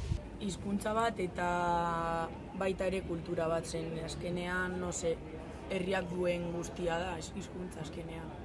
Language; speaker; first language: Basque; non-native, local second language; Spanish